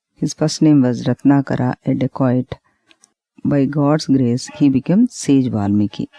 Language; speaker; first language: English; non-native, local second language; Telugu